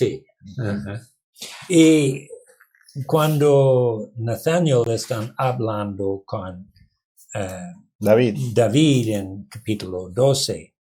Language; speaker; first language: Spanish; non-native, learner; English